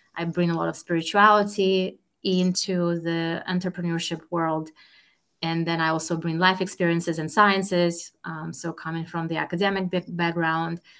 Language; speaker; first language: English; non-native, fluent; Russian